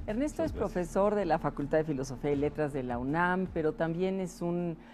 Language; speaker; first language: Spanish; native; Spanish